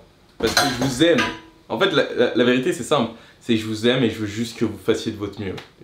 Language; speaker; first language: French; native; French